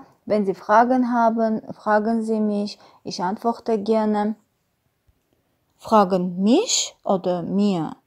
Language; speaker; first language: German; non-native, learner; Armenian